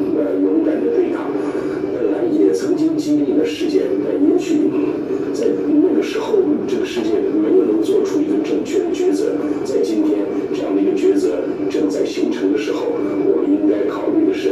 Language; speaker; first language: Chinese; native; Chinese